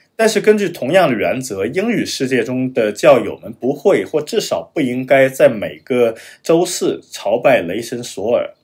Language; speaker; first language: Chinese; non-native, fluent; German